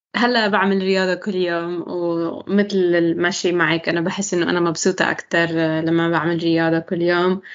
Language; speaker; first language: Arabic; non-native, learner; English